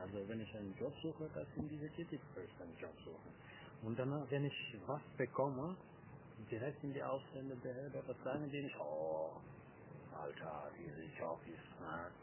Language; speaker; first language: German; non-native, fluent; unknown